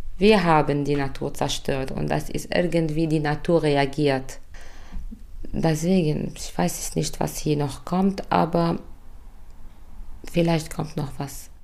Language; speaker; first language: German; non-native, fluent; Arabic